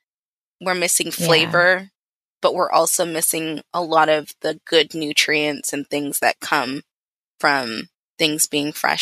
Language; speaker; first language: English; native; English